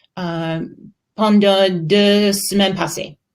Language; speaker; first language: French; non-native, learner; English